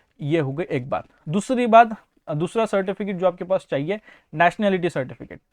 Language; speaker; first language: Hindi; non-native, local second language; Marathi